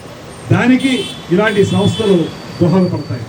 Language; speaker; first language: Telugu; native; Telugu